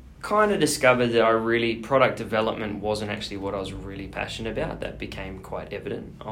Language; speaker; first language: English; native; English